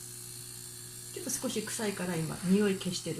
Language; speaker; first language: Japanese; native; Japanese